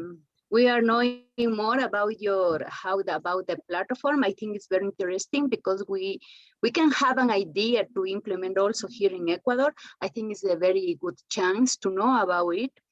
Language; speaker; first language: English; non-native, learner; Spanish